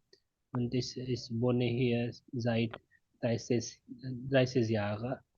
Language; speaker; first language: German; non-native, learner; Hindi